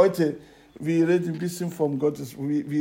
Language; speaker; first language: German; non-native, learner; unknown